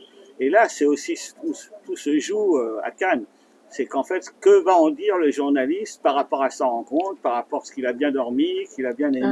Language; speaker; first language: French; native; French